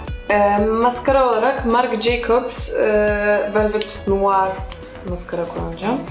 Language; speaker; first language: Turkish; non-native, fluent; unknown